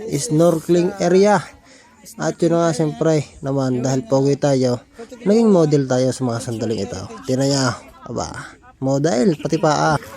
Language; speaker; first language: Filipino; native; Filipino